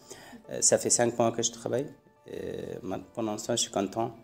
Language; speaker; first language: French; non-native, learner; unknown